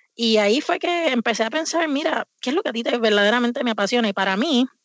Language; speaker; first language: Spanish; native; Spanish